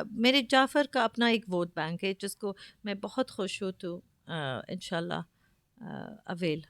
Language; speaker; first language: Urdu; early bilingual, heritage; Urdu